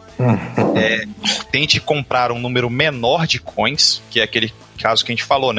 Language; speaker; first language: Portuguese; native; Portuguese